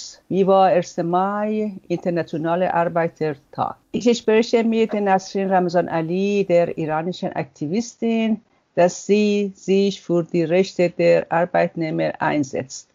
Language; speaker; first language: German; non-native, learner; Persian